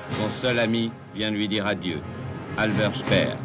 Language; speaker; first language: French; native; French